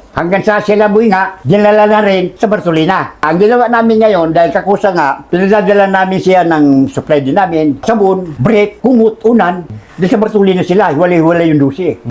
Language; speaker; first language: Filipino; native; Filipino